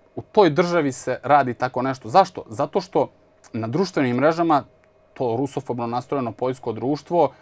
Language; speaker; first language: Serbian; native; Serbian